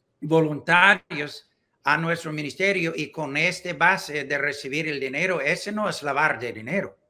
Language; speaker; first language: Spanish; non-native, learner; English